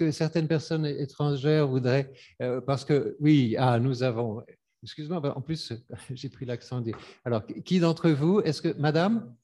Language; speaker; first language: French; native; French